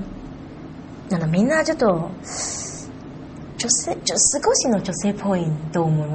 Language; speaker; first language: Japanese; non-native, learner; Chinese